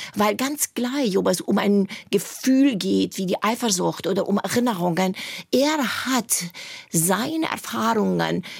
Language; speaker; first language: German; native; German